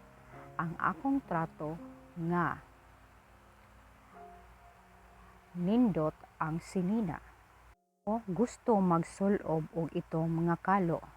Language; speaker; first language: Cebuano; non-native, learner; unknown